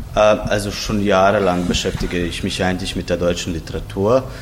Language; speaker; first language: German; non-native, fluent; Croatian